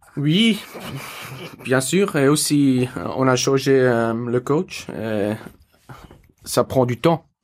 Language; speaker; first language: French; non-native, local second language; German